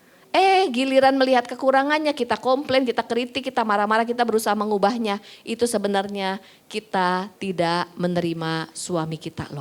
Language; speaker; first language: Indonesian; native; Indonesian